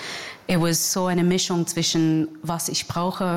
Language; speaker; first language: German; non-native, learner; English